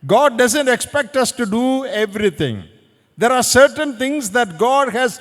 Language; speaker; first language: English; non-native, local second language; Malayalam